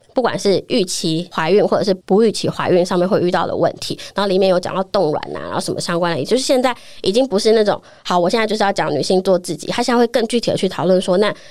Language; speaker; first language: Chinese; native; Chinese